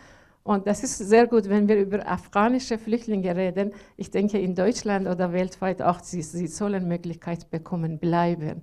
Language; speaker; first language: German; non-native, learner; Persian